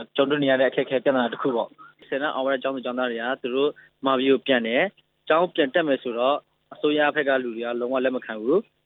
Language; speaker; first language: Burmese; non-native, local second language; S'gaw Karen